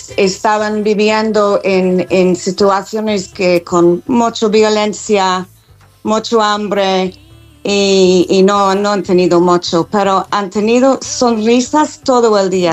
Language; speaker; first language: Spanish; non-native, fluent; English